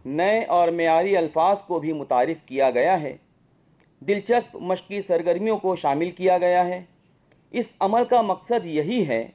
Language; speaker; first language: Urdu; native; Urdu